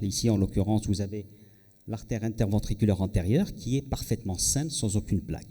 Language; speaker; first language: French; non-native, local second language; Arabic